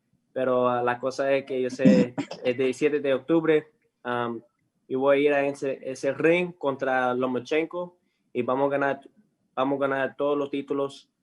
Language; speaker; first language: Spanish; early bilingual, heritage; English